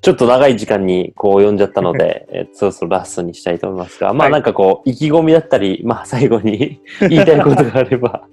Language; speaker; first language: Japanese; native; Japanese